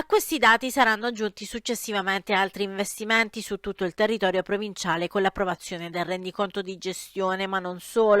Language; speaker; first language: Italian; native; Italian